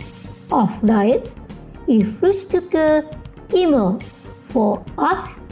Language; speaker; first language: German; non-native, fluent; Indonesian